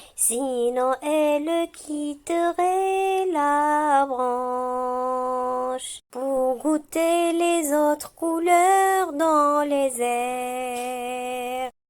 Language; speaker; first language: French; non-native, local second language; Arabic